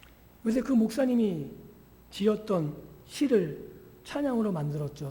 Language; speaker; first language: Korean; native; Korean